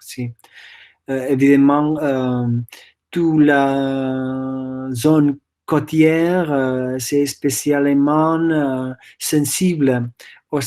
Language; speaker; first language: French; non-native, fluent; Catalan